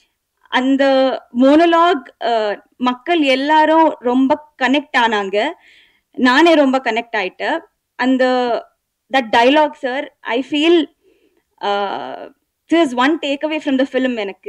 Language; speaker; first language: Tamil; non-native, fluent; Telugu